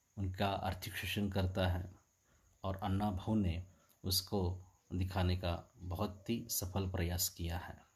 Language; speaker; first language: Hindi; non-native, local second language; Marathi